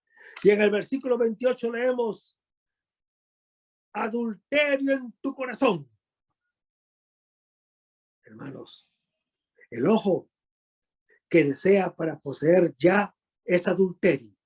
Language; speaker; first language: Spanish; native; Spanish